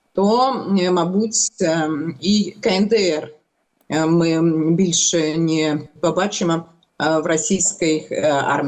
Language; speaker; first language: Ukrainian; non-native, local second language; Russian